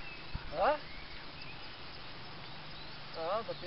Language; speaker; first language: Portuguese; native; Portuguese